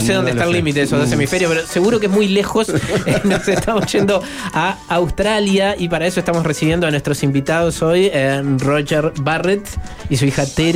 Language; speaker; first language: Spanish; native; Spanish